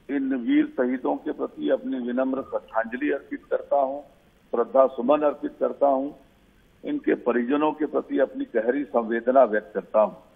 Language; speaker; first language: Hindi; native; Hindi